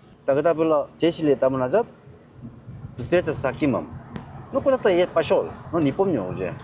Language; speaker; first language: Russian; non-native, learner; Korean